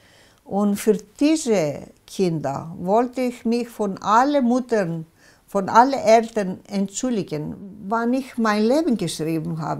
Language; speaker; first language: German; non-native, local second language; Greek